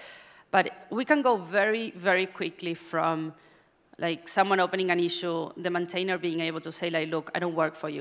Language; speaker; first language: English; non-native, fluent; Spanish